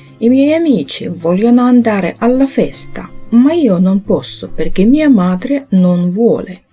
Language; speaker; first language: Italian; non-native, fluent; Ukrainian